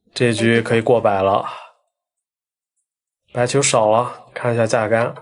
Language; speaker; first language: Chinese; native; Chinese